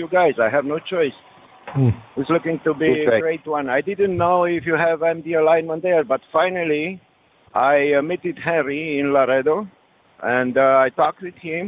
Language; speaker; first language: English; non-native, learner; French